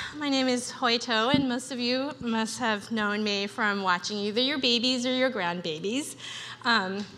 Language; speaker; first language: English; early bilingual, other home language; Khmer